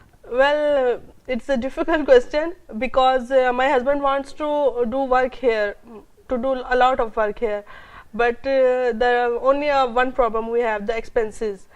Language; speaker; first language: English; non-native, local second language; Urdu